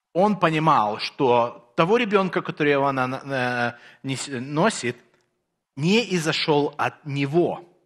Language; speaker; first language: Russian; early bilingual, heritage; Russian